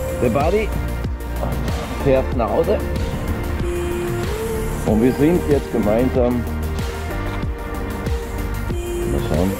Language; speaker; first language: German; non-native, fluent; French